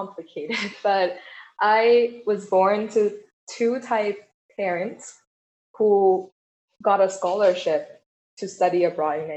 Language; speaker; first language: English; non-native, fluent; Thai